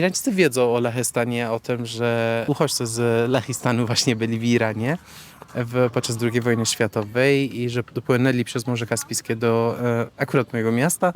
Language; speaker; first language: Polish; non-native, fluent; Persian